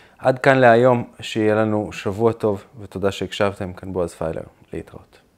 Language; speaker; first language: Hebrew; native; Hebrew